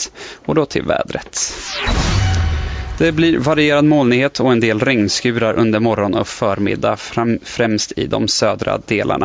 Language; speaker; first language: Swedish; native; Swedish